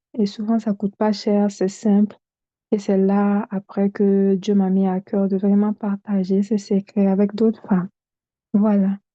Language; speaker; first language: French; non-native, local second language; Bambara